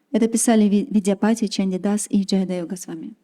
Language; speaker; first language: Russian; native; Russian